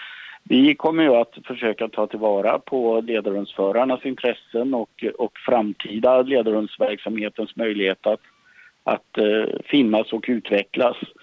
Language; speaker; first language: Swedish; native; Swedish